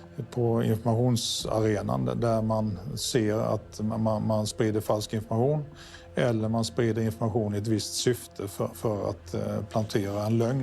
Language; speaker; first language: Swedish; native; Swedish